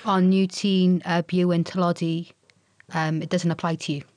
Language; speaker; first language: Welsh; non-native, local second language; English